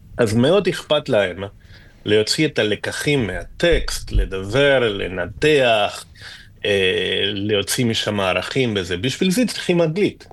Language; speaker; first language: Hebrew; non-native, fluent; Spanish